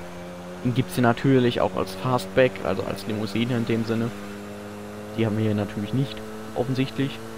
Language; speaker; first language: German; native; German